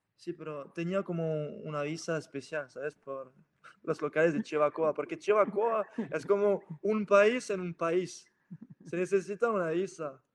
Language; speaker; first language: Spanish; non-native, fluent; French